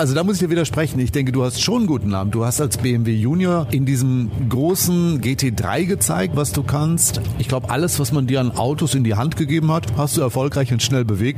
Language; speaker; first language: German; native; German